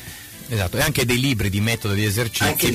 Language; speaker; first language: Italian; native; Italian